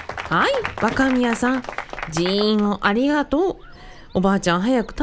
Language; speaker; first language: Japanese; native; Japanese